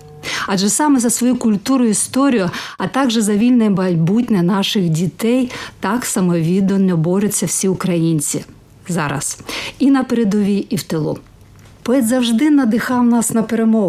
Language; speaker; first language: Ukrainian; native; Ukrainian